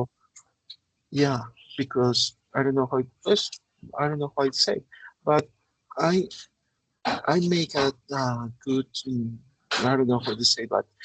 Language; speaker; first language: English; non-native, learner; Spanish